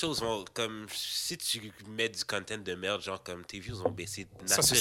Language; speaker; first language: French; native; French